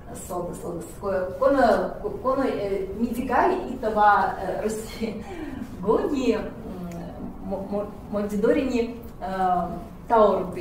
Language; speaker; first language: Japanese; non-native, fluent; Russian